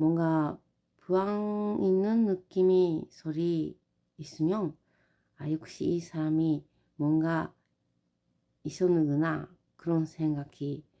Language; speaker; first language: Korean; non-native, learner; Japanese